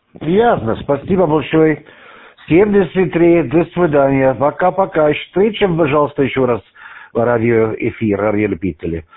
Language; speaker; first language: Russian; non-native, learner; German